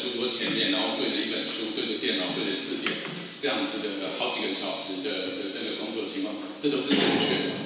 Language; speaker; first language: Chinese; native; Chinese